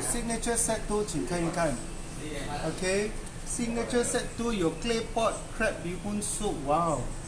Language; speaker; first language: English; non-native, local second language; Chinese